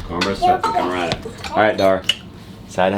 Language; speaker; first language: English; native; English